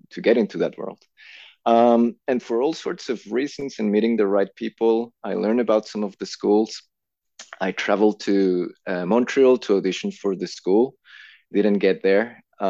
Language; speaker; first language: English; non-native, fluent; Spanish